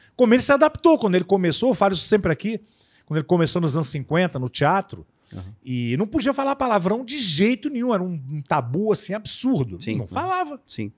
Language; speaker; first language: Portuguese; native; Portuguese